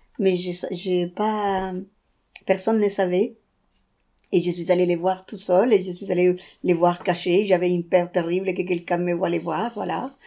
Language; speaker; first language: French; non-native, fluent; Spanish